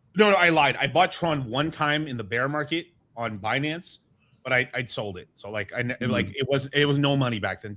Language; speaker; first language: English; native; English